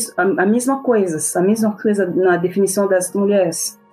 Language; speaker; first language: Portuguese; non-native, fluent; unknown